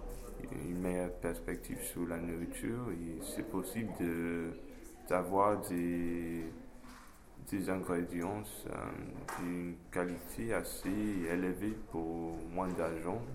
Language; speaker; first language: French; non-native, fluent; English